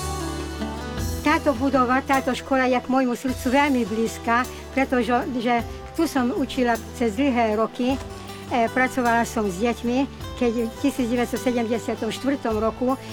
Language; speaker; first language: Slovak; native; Slovak